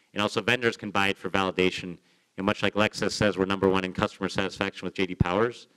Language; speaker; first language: English; native; English